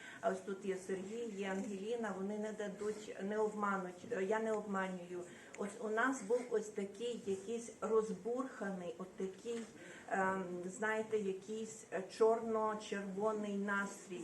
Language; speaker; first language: Ukrainian; native; Ukrainian